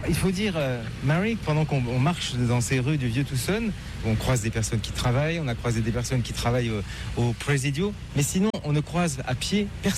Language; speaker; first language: French; native; French